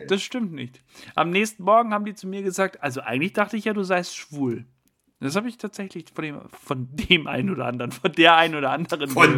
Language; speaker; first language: German; native; German